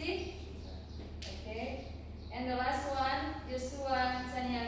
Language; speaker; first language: English; non-native, learner; Indonesian